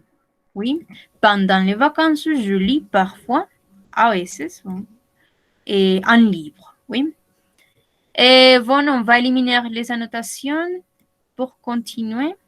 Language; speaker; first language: French; non-native, fluent; Spanish